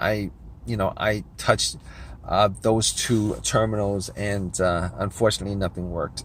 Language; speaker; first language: English; native; English